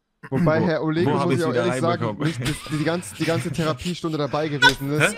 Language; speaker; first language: German; native; German